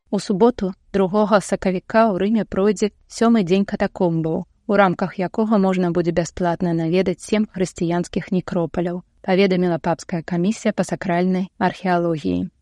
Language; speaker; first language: Belarusian; native; Belarusian